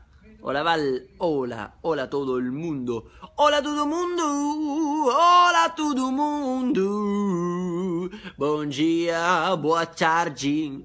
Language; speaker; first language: Spanish; non-native, fluent; Italian